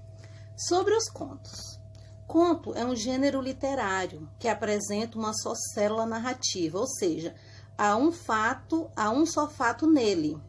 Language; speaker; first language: Portuguese; native; Portuguese